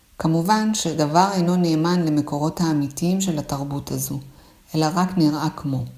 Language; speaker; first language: Hebrew; early bilingual, other home language; Persian